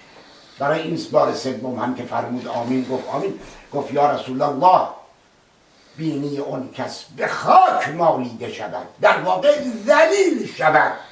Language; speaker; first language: Persian; native; Persian